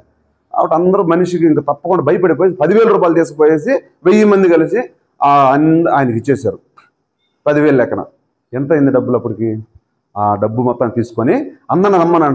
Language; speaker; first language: Telugu; native; Telugu